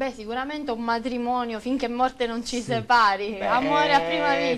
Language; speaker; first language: Italian; native; Italian